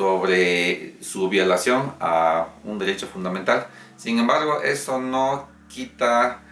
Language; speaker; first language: Spanish; native; Spanish